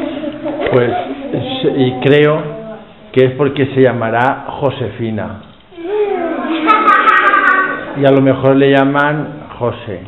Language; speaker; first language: Spanish; native; Spanish